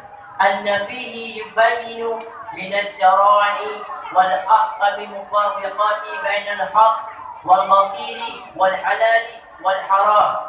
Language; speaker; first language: Arabic; non-native, learner; Achinese